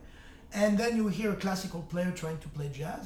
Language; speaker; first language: English; non-native, fluent; French